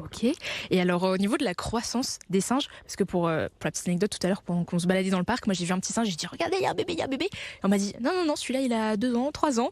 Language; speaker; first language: French; native; French